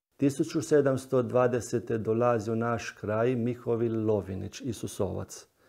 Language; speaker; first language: Croatian; early bilingual, heritage; Croatian